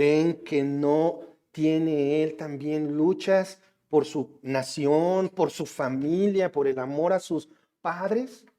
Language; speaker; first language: Spanish; native; Spanish